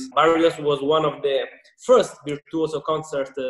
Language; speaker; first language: English; non-native, fluent; Italian